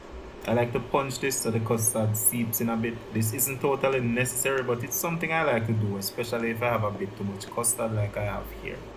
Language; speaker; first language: English; native; English